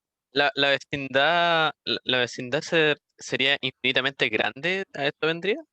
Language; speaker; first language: Spanish; native; Spanish